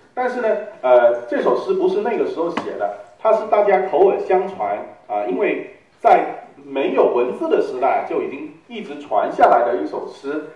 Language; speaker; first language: Chinese; native; Chinese